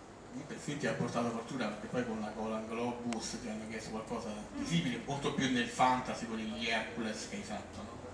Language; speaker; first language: Italian; native; Italian